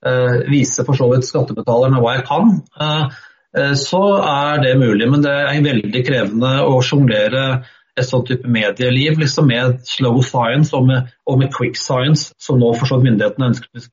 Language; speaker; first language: Norwegian; native; Norwegian